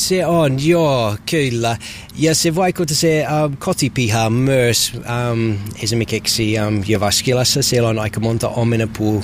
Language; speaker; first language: Finnish; non-native, learner; English